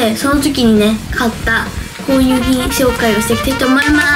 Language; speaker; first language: Japanese; native; Japanese